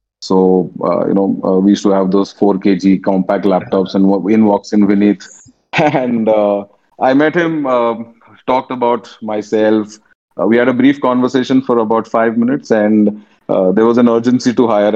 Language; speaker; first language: English; non-native, local second language; Tamil